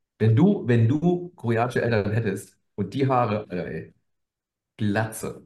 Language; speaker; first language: German; early bilingual, other home language; Korean